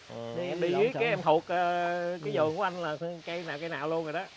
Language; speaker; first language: Vietnamese; native; Vietnamese